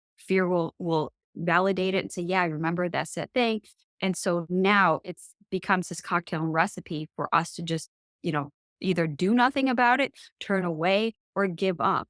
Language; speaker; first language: English; native; English